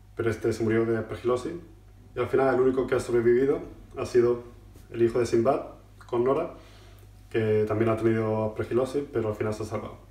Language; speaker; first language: Spanish; native; Spanish